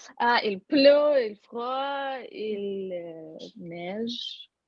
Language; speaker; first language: French; non-native, learner; Russian